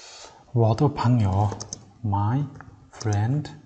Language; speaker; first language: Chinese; non-native, learner; Mongolian